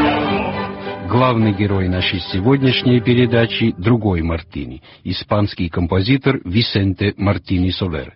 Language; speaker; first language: Russian; non-native, fluent; Italian